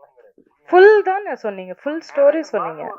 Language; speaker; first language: Tamil; non-native, local second language; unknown